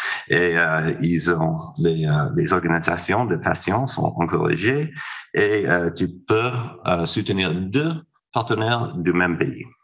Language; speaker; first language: French; non-native, fluent; English